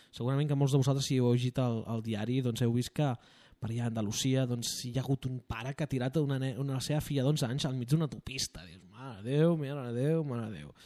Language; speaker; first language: Catalan; native; Catalan